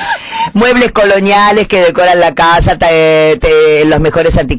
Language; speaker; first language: Spanish; native; Spanish